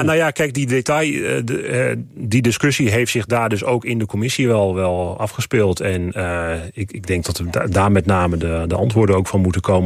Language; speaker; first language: Dutch; native; Dutch